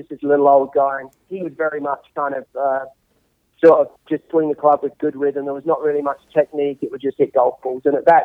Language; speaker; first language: English; native; English